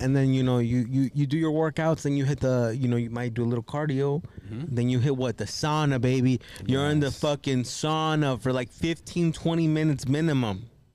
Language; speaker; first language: English; early bilingual, other home language; Spanish